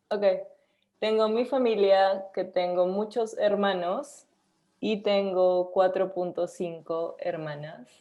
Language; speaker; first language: Spanish; non-native, learner; English